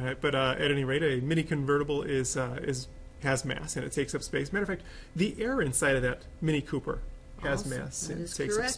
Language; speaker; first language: English; native; English